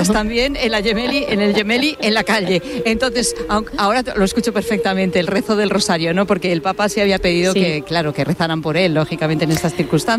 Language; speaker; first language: Spanish; native; Spanish